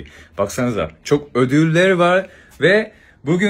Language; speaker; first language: Turkish; non-native, learner; Japanese